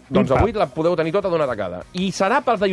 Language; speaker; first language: Catalan; native; Catalan